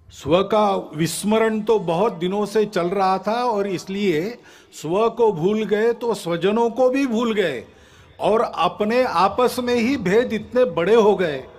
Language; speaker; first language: Hindi; non-native, local second language; Marathi